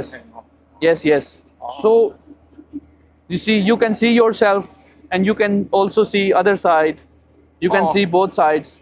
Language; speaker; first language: English; non-native, learner; Punjabi